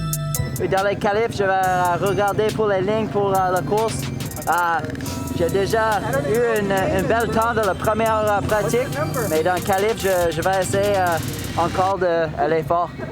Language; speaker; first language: French; non-native, learner; English